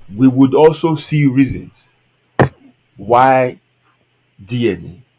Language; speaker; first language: English; non-native, local second language; Yoruba